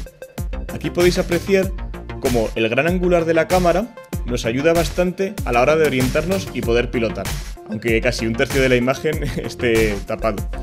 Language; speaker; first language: Spanish; native; Spanish